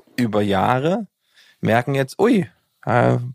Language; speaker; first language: German; native; German